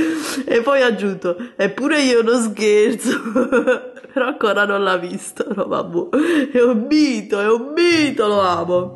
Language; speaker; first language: Italian; native; Italian